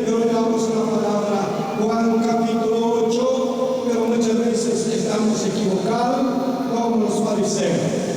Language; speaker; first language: Spanish; native; Spanish